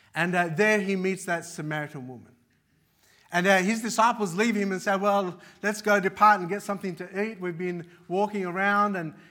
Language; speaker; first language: English; early bilingual, other home language; Arabic